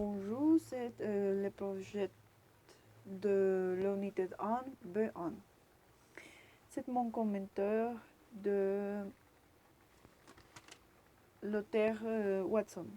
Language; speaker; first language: French; non-native, learner; Spanish